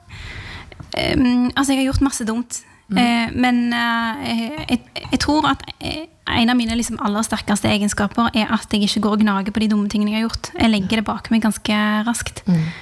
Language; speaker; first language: Norwegian; early bilingual, other home language; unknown